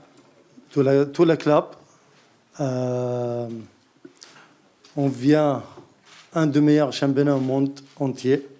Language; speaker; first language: French; non-native, learner; Arabic